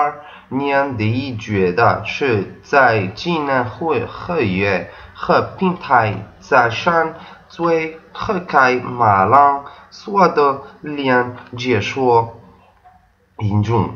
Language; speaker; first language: Chinese; non-native, learner; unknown